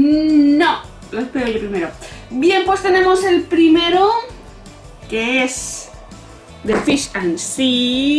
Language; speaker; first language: Spanish; native; Spanish